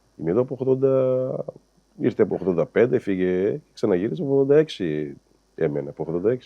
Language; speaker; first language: Greek; non-native, fluent; Kabuverdianu